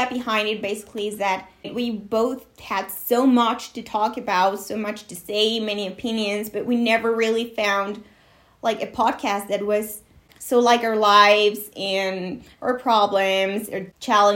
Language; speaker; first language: English; non-native, fluent; Spanish